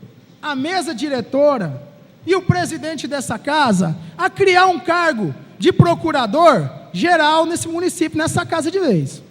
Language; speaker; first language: Portuguese; native; Portuguese